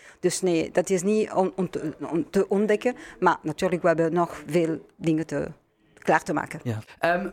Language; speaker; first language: Dutch; non-native, learner; French